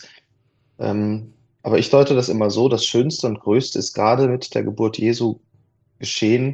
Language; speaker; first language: German; native; German